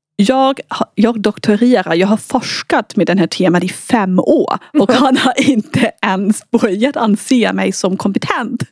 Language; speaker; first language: Swedish; non-native, fluent; German